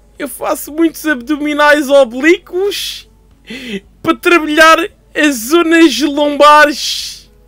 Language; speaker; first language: Portuguese; native; Portuguese